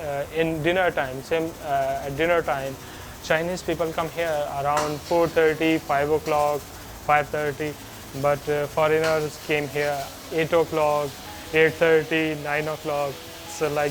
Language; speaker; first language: English; non-native, learner; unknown